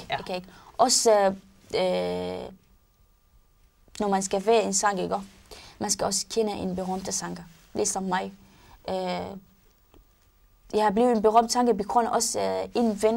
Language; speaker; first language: Danish; non-native, learner; Arabic